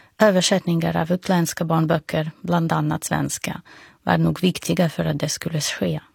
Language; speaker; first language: Swedish; non-native, fluent; Russian